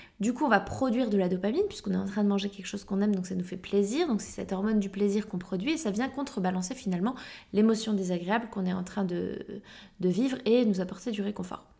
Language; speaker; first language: French; native; French